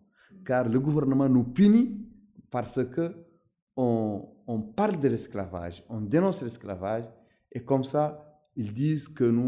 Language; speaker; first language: French; non-native, local second language; Arabic